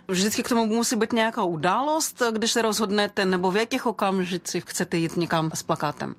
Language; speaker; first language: Czech; non-native, fluent; Russian